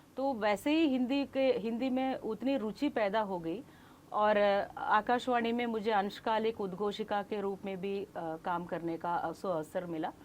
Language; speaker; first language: Hindi; non-native, local second language; Kannada